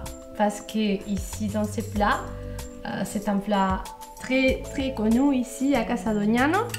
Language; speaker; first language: French; non-native, fluent; Spanish